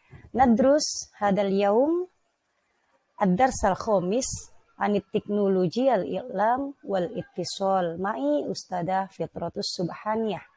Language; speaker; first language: Arabic; non-native, fluent; Indonesian